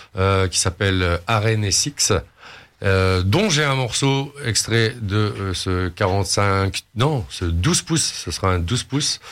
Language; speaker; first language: French; native; French